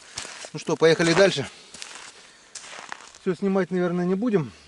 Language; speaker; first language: Russian; native; Russian